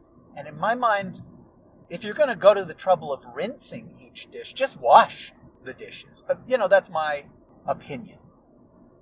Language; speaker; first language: English; native; English